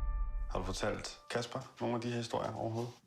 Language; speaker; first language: Danish; native; Danish